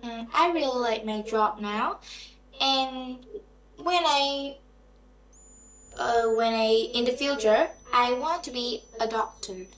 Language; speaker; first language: English; non-native, learner; Vietnamese